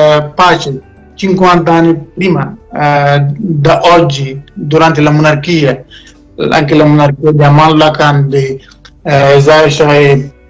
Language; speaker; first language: Italian; non-native, learner; Persian